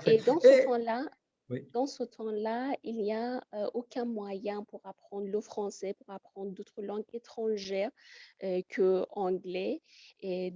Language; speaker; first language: French; non-native, fluent; Persian